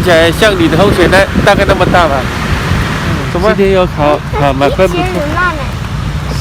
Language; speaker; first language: Chinese; native; Chinese